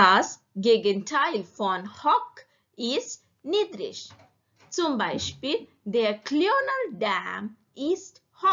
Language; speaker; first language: German; non-native, learner; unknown